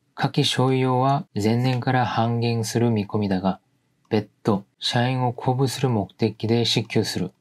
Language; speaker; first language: Japanese; non-native, fluent; Korean